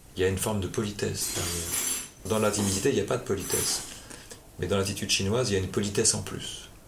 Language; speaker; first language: French; native; French